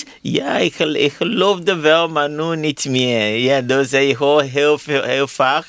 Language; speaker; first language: Dutch; non-native, learner; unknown